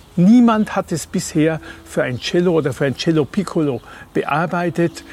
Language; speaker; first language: German; native; German